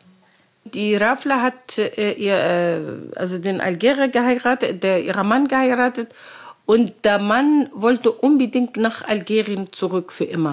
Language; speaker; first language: German; non-native, learner; Arabic